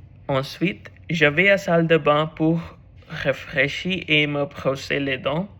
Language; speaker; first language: French; non-native, learner; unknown